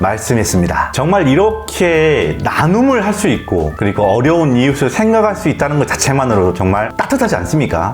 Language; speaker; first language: Korean; native; Korean